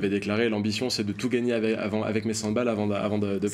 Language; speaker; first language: French; native; French